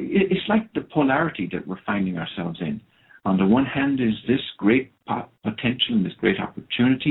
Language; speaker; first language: English; non-native, local second language; Irish